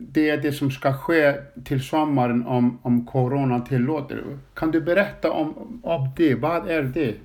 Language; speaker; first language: Swedish; non-native, fluent; Icelandic